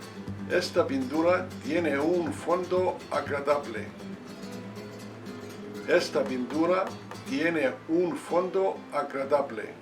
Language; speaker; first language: Spanish; non-native, fluent; English